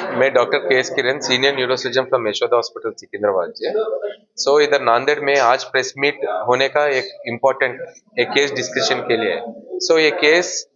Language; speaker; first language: Hindi; non-native, local second language; Telugu